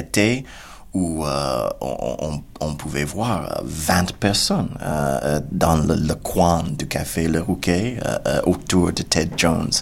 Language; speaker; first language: French; non-native, fluent; English